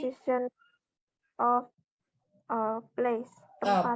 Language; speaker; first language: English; non-native, learner; Indonesian